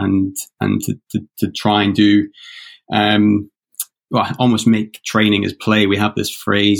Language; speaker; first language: English; native; English